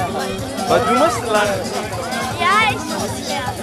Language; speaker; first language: German; non-native, learner; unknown